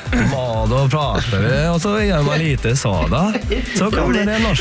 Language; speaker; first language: Swedish; native; Swedish